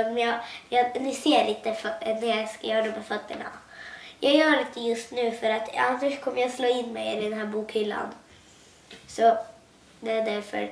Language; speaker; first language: Swedish; non-native, local second language; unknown